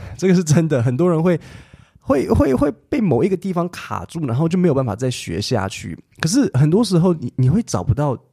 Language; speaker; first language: Chinese; native; Chinese